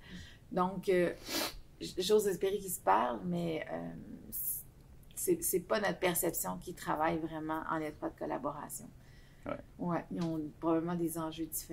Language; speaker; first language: French; native; French